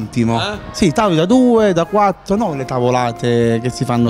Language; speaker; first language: Italian; native; Italian